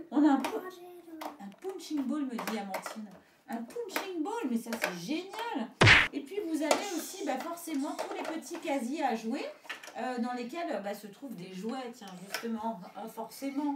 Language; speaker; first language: French; native; French